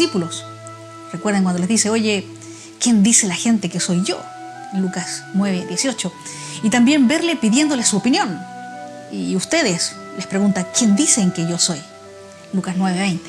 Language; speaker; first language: Spanish; native; Spanish